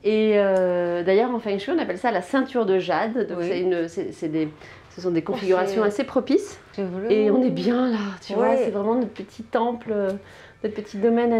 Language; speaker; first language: French; native; French